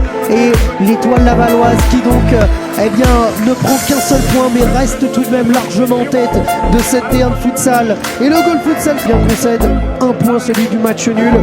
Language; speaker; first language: French; native; French